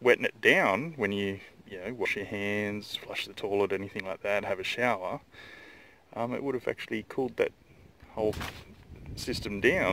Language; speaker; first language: English; native; English